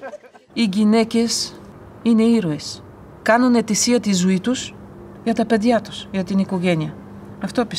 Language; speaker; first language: Greek; non-native, fluent; Bulgarian